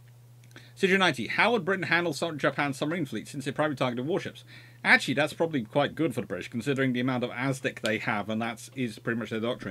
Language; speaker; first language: English; native; English